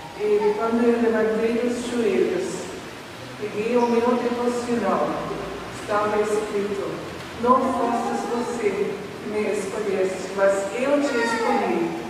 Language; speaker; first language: Portuguese; non-native, fluent; German